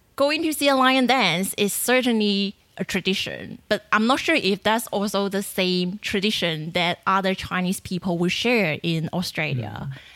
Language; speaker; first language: English; non-native, fluent; Chinese